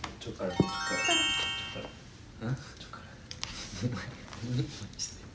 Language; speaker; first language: Korean; non-native, fluent; Japanese